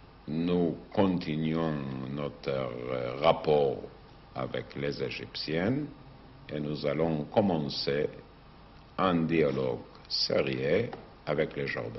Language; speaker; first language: French; non-native, fluent; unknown